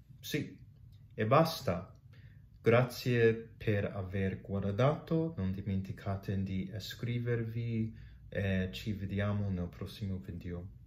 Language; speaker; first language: Italian; non-native, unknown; English